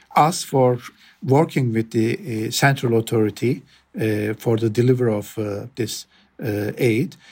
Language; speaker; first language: English; non-native, fluent; Turkish